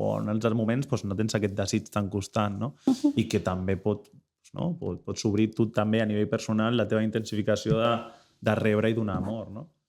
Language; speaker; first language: Catalan; native; Catalan